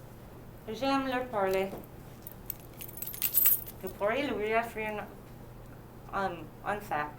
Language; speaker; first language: French; non-native, fluent; English